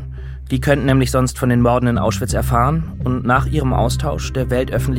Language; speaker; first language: German; native; German